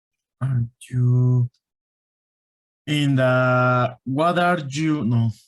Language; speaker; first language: English; non-native, learner; Spanish